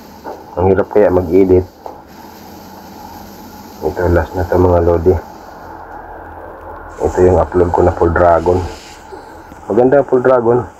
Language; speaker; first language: Filipino; native; Filipino